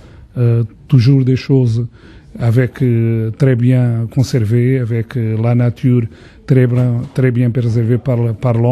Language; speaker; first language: French; non-native, fluent; Portuguese